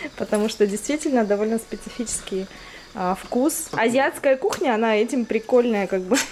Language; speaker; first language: Russian; native; Russian